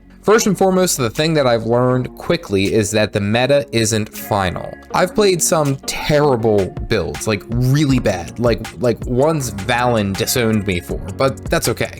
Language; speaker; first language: English; native; English